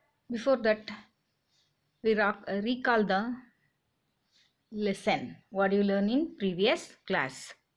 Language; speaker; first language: English; non-native, local second language; Kannada